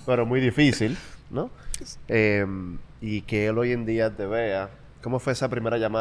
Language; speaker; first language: Spanish; native; Spanish